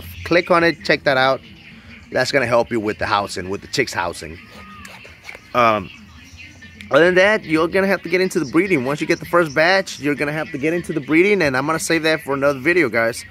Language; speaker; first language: English; native; English